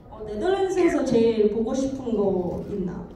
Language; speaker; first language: Korean; early bilingual, heritage; English